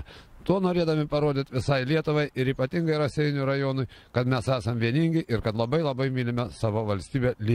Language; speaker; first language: Lithuanian; native; Lithuanian